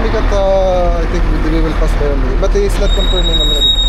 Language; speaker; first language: English; non-native, local second language; Filipino